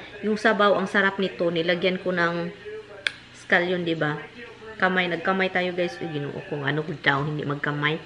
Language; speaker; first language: Filipino; non-native, local second language; Cebuano